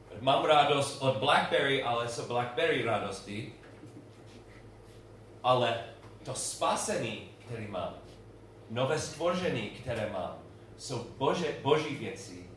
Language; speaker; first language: Czech; non-native, learner; English